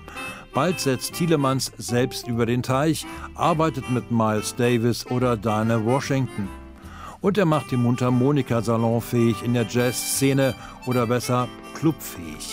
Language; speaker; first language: German; native; German